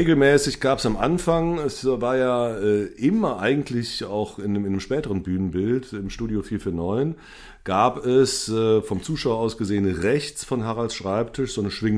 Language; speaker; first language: German; native; German